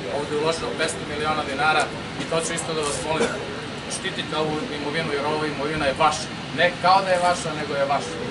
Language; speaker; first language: Serbian; native; Serbian